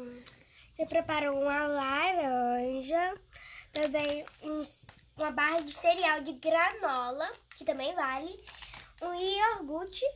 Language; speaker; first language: Portuguese; early bilingual, heritage; Portuguese